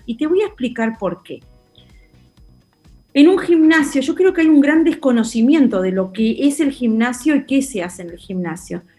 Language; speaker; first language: Spanish; native; Spanish